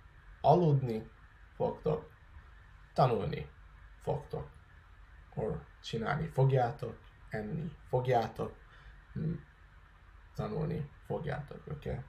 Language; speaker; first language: Hungarian; non-native, fluent; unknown